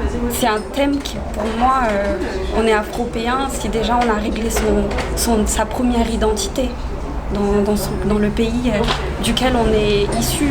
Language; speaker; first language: French; early bilingual, other home language; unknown